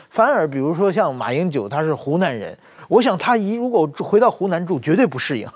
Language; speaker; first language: Chinese; native; Chinese